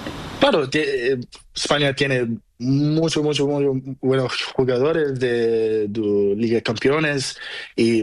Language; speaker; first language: Spanish; non-native, learner; Portuguese